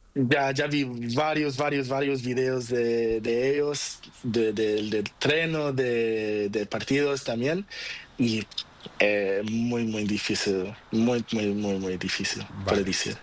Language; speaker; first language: Spanish; non-native, learner; Portuguese